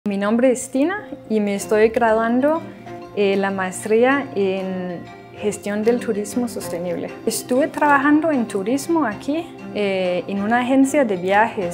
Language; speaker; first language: Spanish; non-native, fluent; Danish